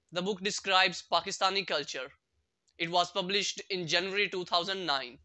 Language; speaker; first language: English; non-native, local second language; Urdu